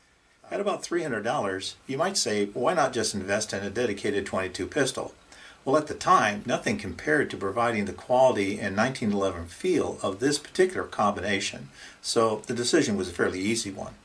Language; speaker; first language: English; native; English